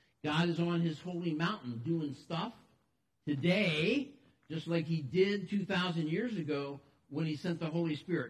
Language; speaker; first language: English; native; English